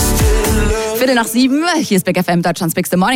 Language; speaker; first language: German; native; German